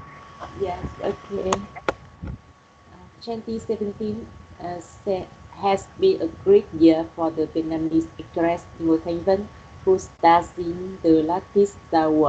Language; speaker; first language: English; non-native, learner; Vietnamese